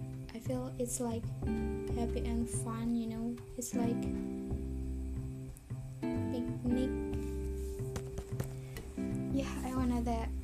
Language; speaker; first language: English; non-native, learner; Indonesian